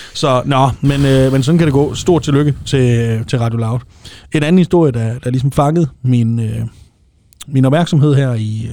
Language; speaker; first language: Danish; native; Danish